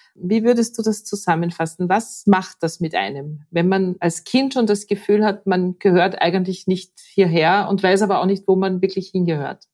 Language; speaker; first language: German; native; German